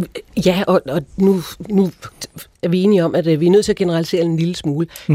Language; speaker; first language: Danish; native; Danish